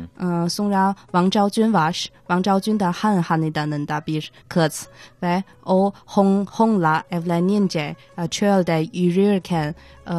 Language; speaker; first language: Turkish; non-native, fluent; Chinese